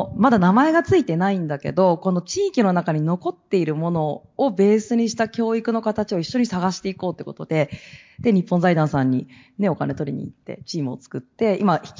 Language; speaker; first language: Japanese; native; Japanese